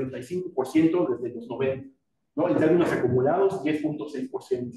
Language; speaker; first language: Spanish; native; Spanish